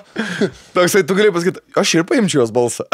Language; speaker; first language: Lithuanian; native; Lithuanian